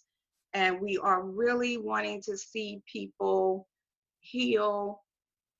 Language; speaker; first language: English; native; English